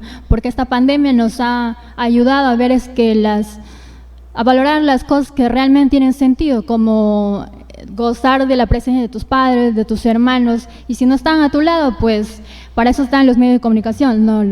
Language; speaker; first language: Spanish; native; Spanish